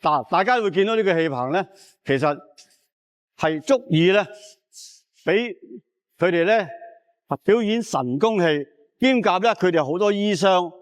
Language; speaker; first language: Cantonese; native; Cantonese